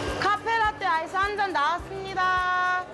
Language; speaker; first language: Korean; early bilingual, other home language; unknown